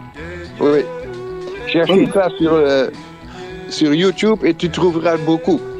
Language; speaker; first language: French; non-native, fluent; Dutch